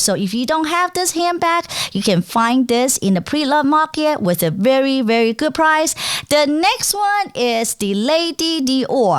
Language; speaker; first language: English; non-native, fluent; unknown